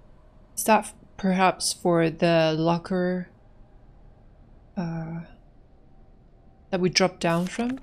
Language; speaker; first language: English; native; English